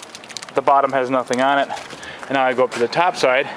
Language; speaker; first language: English; native; English